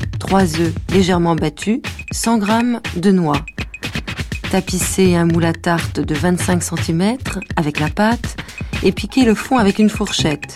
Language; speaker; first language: French; native; French